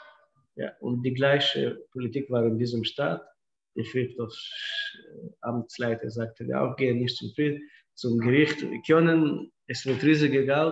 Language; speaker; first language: German; non-native, fluent; Russian